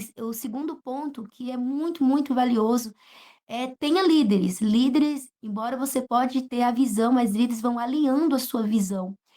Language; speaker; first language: Portuguese; native; Portuguese